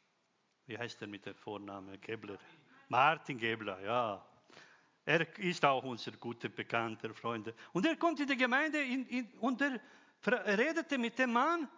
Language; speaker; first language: German; non-native, fluent; Croatian